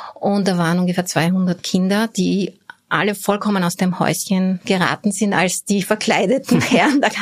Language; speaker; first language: German; early bilingual, other home language; Bulgarian